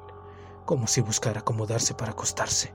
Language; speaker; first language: Spanish; native; Spanish